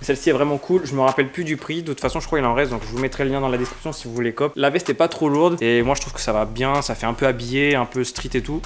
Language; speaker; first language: French; native; French